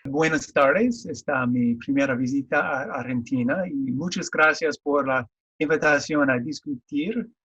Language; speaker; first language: Spanish; non-native, learner; English